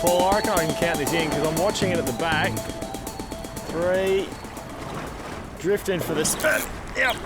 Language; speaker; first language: English; native; English